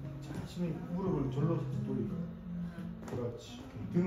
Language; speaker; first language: Korean; native; Korean